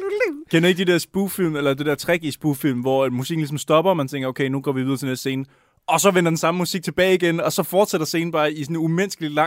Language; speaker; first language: Danish; native; Danish